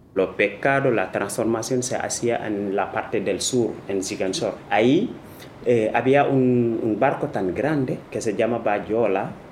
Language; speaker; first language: Spanish; non-native, fluent; Wolof